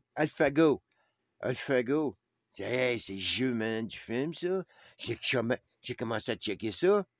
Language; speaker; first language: French; native; French